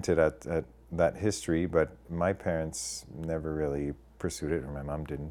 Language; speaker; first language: English; native; English